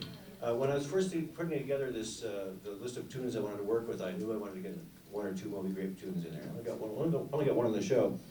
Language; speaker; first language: English; native; English